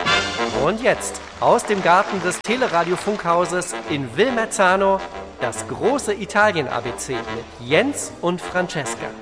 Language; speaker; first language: German; native; German